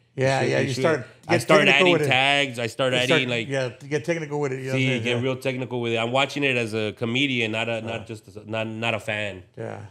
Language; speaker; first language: English; native; English